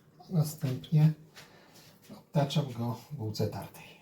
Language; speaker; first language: Polish; native; Polish